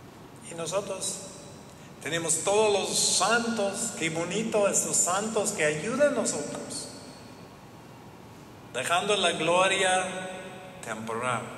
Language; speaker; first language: Spanish; non-native, learner; English